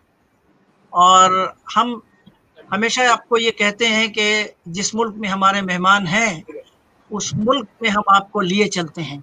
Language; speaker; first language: Urdu; native; Urdu